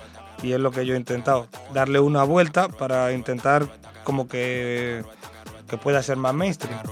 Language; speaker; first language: Spanish; native; Spanish